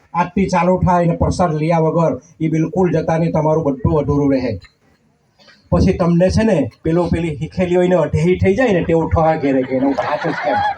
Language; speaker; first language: Gujarati; non-native, local second language; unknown